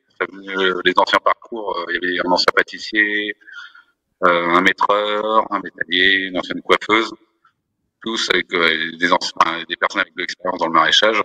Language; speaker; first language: French; native; French